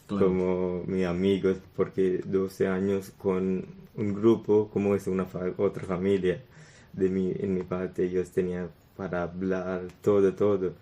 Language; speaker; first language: Spanish; non-native, learner; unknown